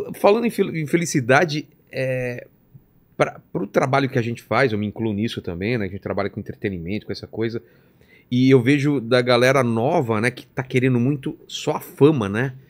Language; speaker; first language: Portuguese; native; Portuguese